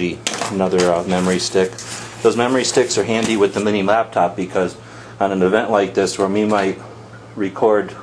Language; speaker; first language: English; native; English